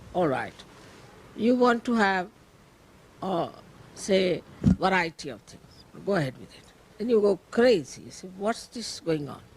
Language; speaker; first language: English; non-native, local second language; Marathi